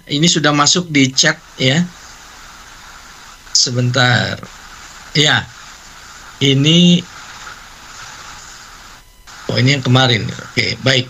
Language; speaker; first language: Indonesian; native; Indonesian